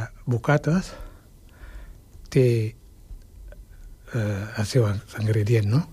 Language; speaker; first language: Catalan; non-native, fluent; Wolof